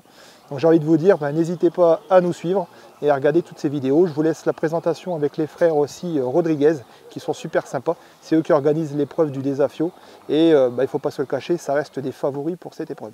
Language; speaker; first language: French; native; French